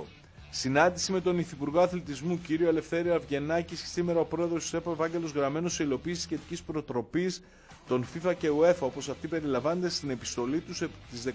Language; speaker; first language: Greek; native; Greek